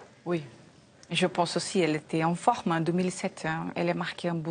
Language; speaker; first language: French; non-native, learner; Portuguese